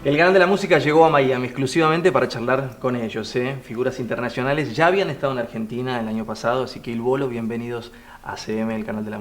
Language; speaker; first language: Spanish; native; Spanish